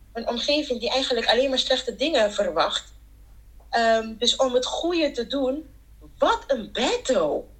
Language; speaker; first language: Dutch; non-native, local second language; Papiamento